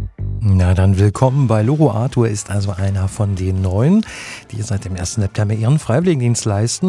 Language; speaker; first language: German; native; German